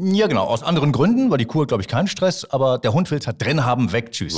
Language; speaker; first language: German; native; German